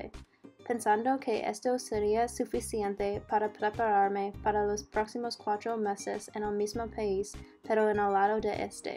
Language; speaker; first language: Spanish; non-native, learner; English